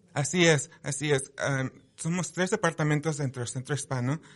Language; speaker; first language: Spanish; early bilingual, heritage; Spanish